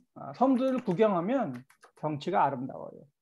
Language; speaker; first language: Korean; native; Korean